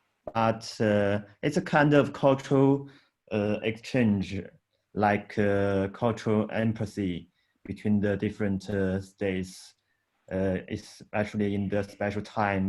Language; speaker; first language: English; non-native, learner; Chinese